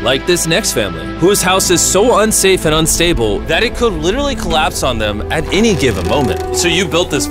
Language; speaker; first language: English; native; English